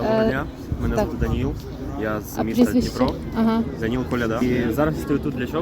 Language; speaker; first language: Ukrainian; non-native, local second language; Russian